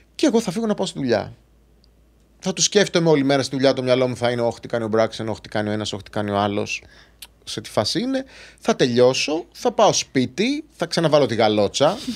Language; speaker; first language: Greek; native; Greek